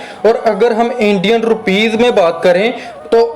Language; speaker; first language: Hindi; native; Hindi